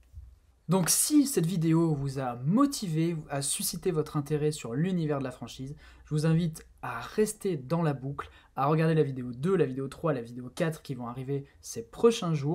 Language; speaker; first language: French; native; French